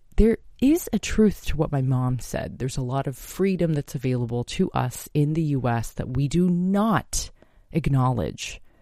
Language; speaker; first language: English; native; English